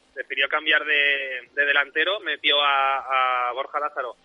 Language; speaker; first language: Spanish; native; Spanish